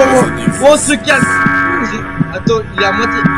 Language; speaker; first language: French; native; French